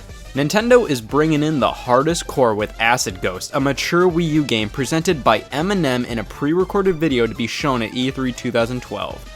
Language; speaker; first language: English; native; English